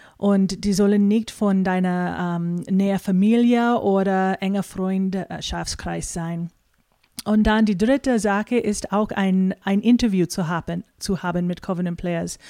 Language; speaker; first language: German; non-native, fluent; English